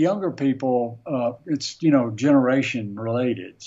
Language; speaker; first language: English; native; English